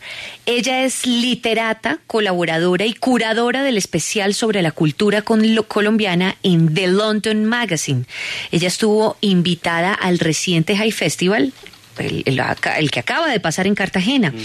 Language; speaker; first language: Spanish; native; Spanish